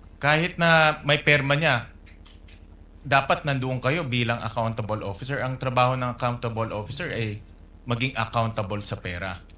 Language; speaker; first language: Filipino; native; Filipino